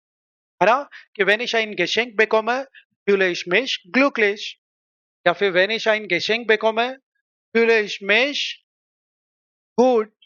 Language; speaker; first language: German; non-native, fluent; Hindi